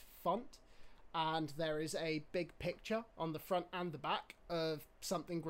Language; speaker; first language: English; native; English